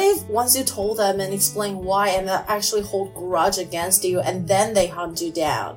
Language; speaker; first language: English; non-native, fluent; Chinese